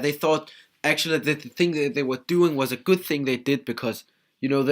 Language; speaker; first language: English; non-native, fluent; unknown